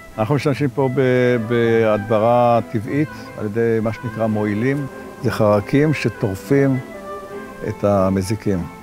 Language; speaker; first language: Hebrew; native; Hebrew